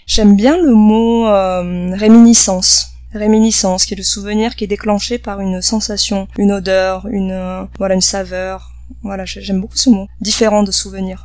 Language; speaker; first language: French; native; French